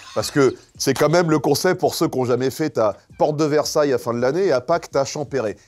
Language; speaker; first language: French; native; French